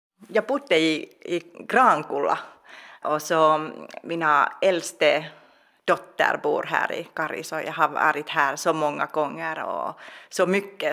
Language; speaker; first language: Swedish; non-native, local second language; Finnish